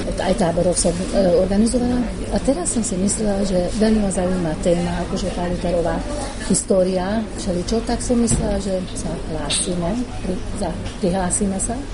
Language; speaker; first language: Slovak; non-native, local second language; Hungarian